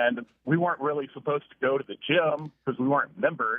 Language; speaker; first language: English; native; English